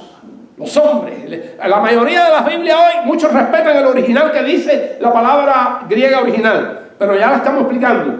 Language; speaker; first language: Spanish; native; Spanish